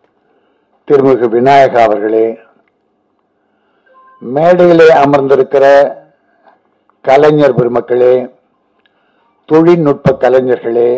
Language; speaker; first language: Tamil; native; Tamil